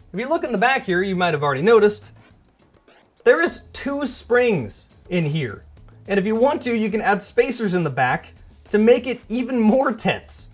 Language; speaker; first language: English; native; English